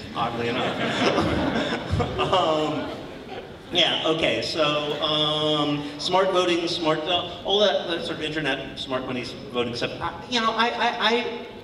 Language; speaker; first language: English; native; English